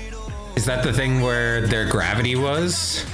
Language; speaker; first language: English; native; English